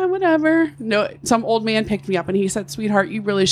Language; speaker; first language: English; native; English